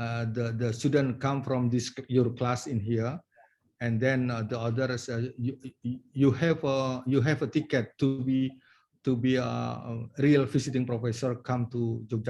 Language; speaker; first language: English; non-native, learner; Indonesian